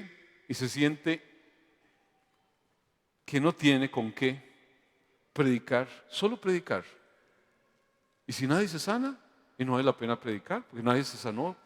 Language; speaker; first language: Spanish; native; Spanish